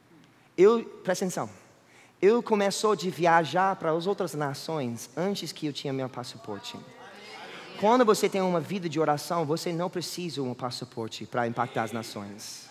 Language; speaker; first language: Portuguese; non-native, fluent; English